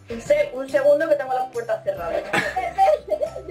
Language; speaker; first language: Spanish; native; Spanish